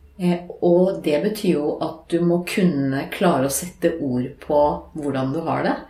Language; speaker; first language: Norwegian; native; Norwegian